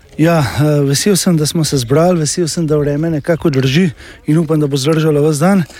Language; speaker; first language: Slovenian; native; Slovenian